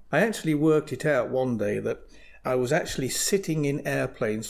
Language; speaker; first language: English; native; English